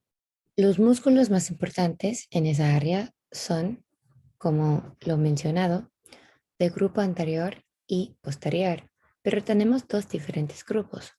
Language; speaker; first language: Spanish; non-native, fluent; English